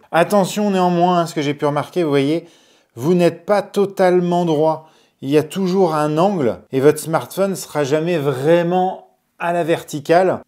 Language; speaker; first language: French; native; French